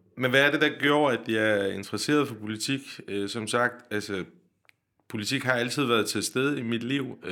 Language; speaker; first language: Danish; non-native, fluent; Turkish